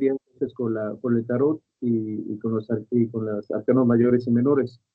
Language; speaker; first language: Spanish; native; Spanish